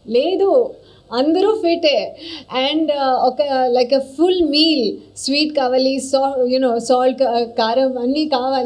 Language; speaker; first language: Telugu; non-native, learner; Hindi